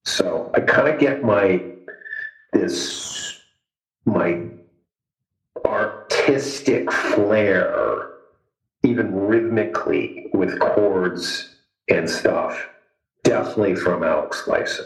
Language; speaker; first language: English; native; English